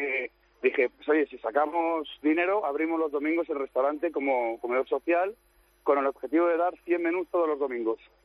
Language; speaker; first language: Spanish; native; Spanish